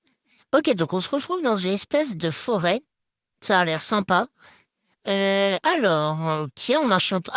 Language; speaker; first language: French; native; French